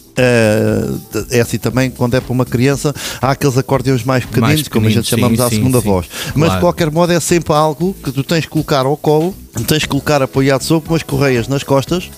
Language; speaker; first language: Portuguese; native; Portuguese